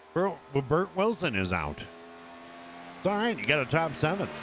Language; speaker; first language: English; native; English